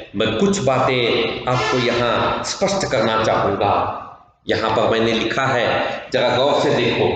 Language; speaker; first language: Hindi; non-native, local second language; Kannada